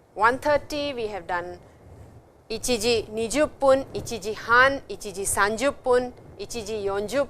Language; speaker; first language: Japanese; non-native, fluent; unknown